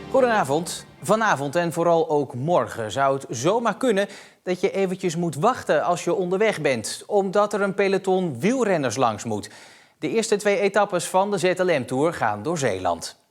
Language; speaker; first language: Dutch; native; Dutch